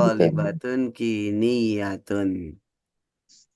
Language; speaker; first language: Arabic; non-native, fluent; Indonesian